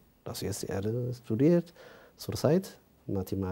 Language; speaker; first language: German; non-native, fluent; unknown